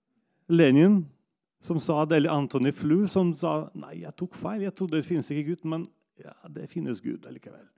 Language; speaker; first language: Norwegian; non-native, fluent; Russian